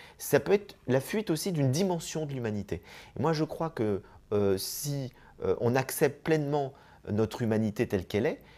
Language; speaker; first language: French; native; French